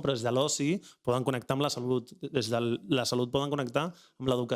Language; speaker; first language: Catalan; native; Catalan